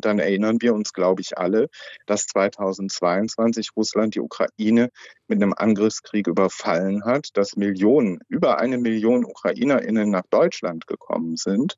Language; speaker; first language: German; native; German